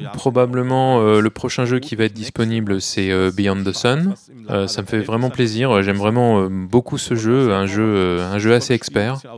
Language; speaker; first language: French; non-native, fluent; German